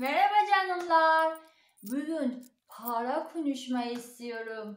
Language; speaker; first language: Turkish; non-native, learner; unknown